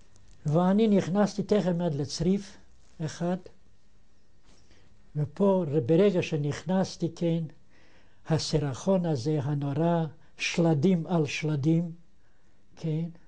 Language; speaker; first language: Hebrew; non-native, fluent; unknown